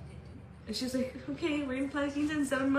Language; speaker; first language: English; native; English